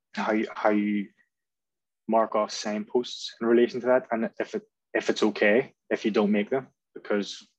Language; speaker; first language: English; native; English